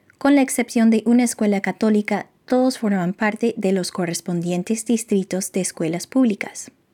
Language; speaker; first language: Spanish; non-native, fluent; English